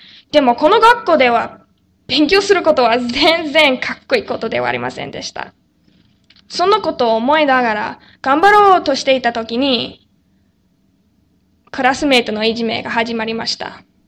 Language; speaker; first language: Japanese; non-native, learner; English